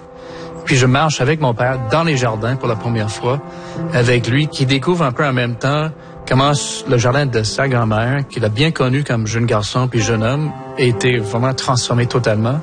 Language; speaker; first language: French; non-native, local second language; English